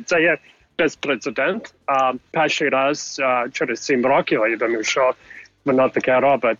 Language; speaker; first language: Ukrainian; early bilingual, heritage; English